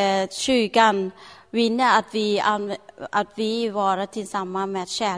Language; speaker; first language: Swedish; non-native, learner; Thai